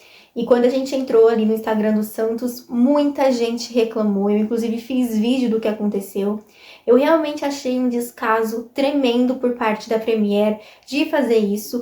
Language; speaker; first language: Portuguese; native; Portuguese